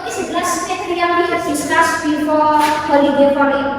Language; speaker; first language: English; non-native, learner; Indonesian